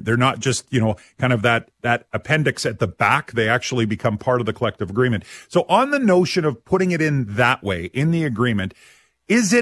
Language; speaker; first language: English; native; English